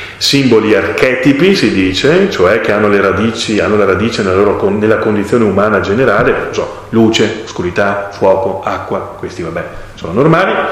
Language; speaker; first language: Italian; native; Italian